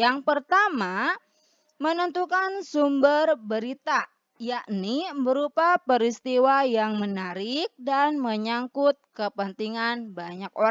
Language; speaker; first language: Indonesian; native; Indonesian